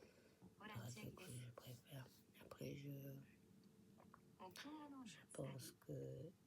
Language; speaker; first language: French; non-native, fluent; Japanese